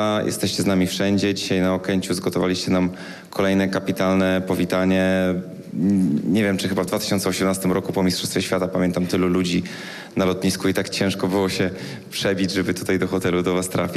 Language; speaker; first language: Polish; native; Polish